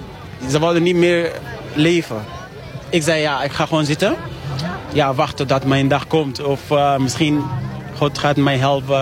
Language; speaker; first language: Dutch; non-native, fluent; Arabic